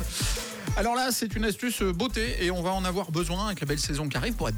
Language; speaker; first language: French; native; French